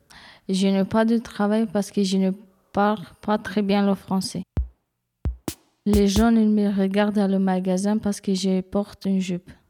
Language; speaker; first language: French; non-native, learner; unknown